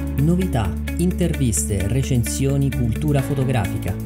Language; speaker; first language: Italian; native; Italian